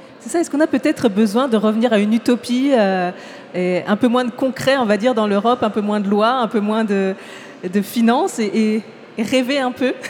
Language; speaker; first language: French; native; French